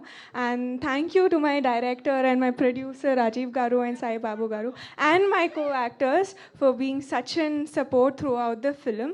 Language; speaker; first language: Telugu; non-native, learner; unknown